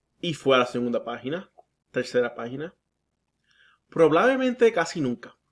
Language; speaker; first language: Spanish; early bilingual, heritage; Spanish